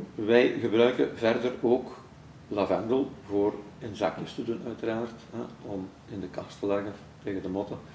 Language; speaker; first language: Dutch; native; Dutch